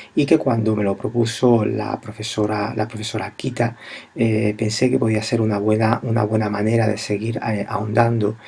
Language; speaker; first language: Spanish; native; Spanish